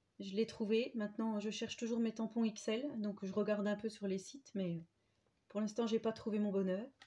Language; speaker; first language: French; native; French